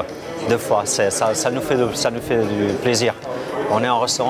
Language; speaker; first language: French; non-native, fluent; Italian